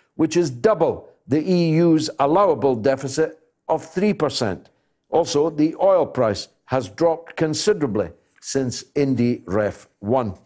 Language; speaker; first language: English; native; English